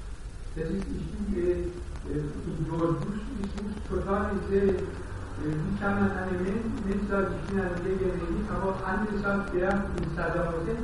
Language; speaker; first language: German; non-native, learner; Persian